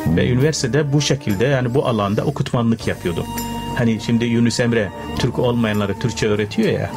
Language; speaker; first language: Turkish; non-native, fluent; Arabic